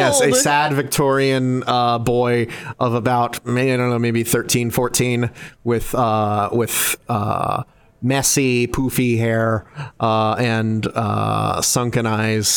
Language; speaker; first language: English; native; English